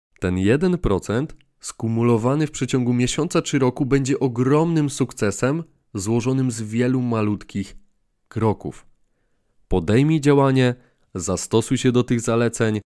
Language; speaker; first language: Polish; native; Polish